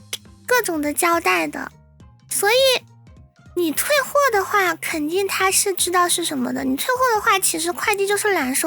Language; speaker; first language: Chinese; native; Chinese